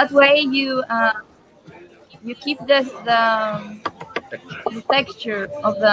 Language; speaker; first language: English; non-native, fluent; Greek